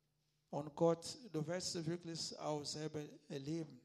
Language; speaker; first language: German; non-native, learner; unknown